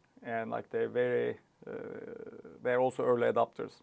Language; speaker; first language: English; non-native, fluent; Turkish